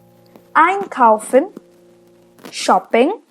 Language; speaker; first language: German; non-native, fluent; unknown